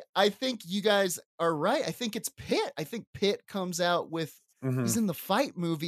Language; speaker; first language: English; native; English